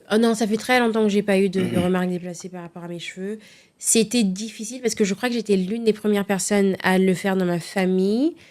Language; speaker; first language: French; early bilingual, other home language; Lingala